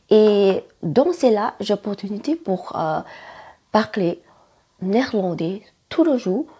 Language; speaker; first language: French; non-native, learner; Thai